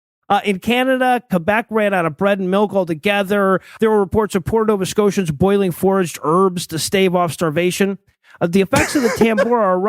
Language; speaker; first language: English; native; English